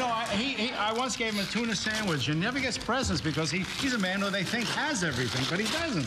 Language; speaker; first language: English; native; English